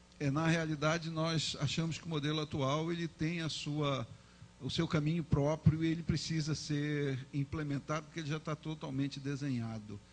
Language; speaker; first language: Portuguese; native; Portuguese